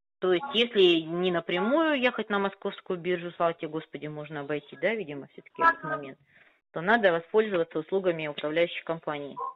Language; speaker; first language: Russian; native; Russian